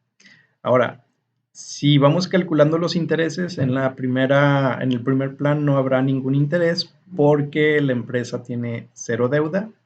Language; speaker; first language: Spanish; native; Spanish